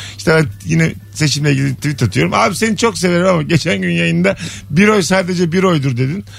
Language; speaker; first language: Turkish; native; Turkish